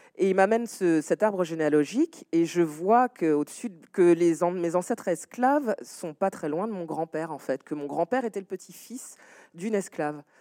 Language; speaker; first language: French; native; French